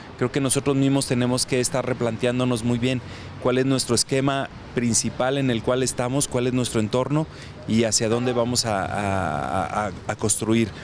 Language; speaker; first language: Spanish; native; Spanish